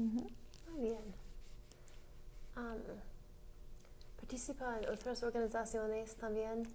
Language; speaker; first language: Spanish; non-native, learner; English